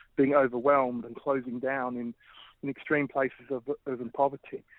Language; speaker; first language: English; native; English